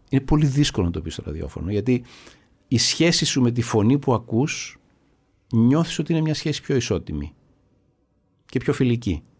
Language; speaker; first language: Greek; native; Greek